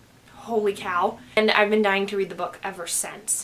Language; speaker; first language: English; native; English